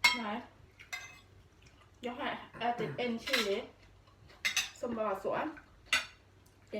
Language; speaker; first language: Swedish; non-native, learner; Thai